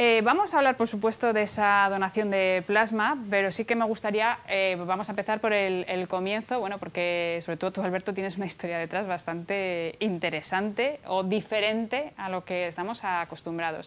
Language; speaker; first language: Spanish; native; Spanish